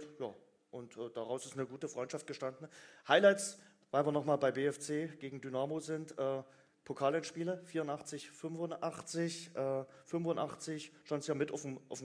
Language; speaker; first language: German; native; German